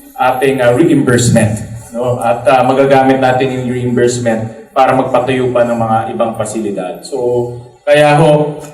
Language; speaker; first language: Filipino; native; Filipino